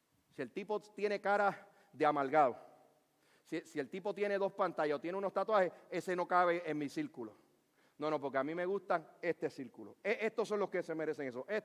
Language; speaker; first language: Spanish; native; Spanish